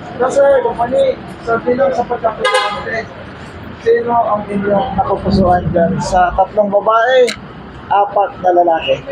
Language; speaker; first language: Filipino; native; Filipino